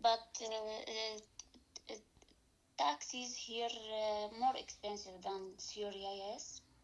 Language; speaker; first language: English; non-native, learner; Arabic